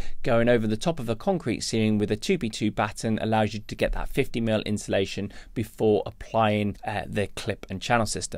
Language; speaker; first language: English; native; English